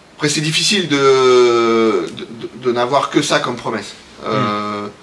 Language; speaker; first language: French; native; French